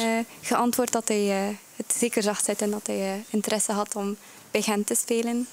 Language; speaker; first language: Dutch; early bilingual, other home language; Japanese